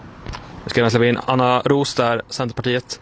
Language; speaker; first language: Swedish; native; Swedish